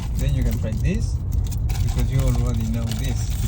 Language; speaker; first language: English; non-native, fluent; Spanish